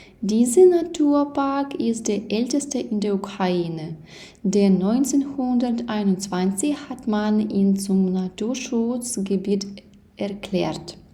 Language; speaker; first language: German; non-native, fluent; Ukrainian